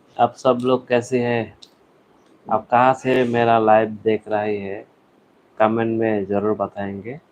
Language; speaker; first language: Hindi; non-native, learner; Bangla